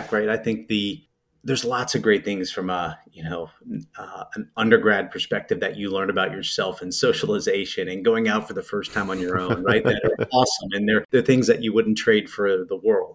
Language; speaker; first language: English; native; English